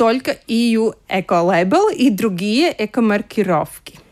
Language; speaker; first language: Russian; non-native, local second language; Latvian